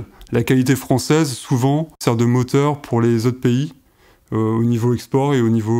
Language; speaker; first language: French; native; French